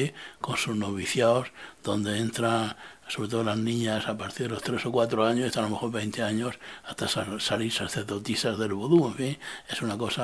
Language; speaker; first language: Spanish; native; Spanish